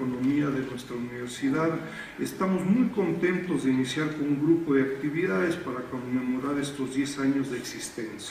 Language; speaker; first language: Spanish; native; Spanish